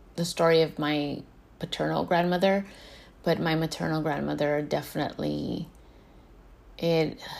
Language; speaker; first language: English; early bilingual, other home language; Spanish